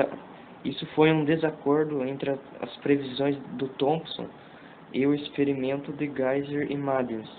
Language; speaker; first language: Portuguese; native; Portuguese